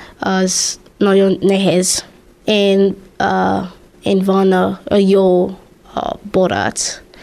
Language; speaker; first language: Hungarian; non-native, learner; English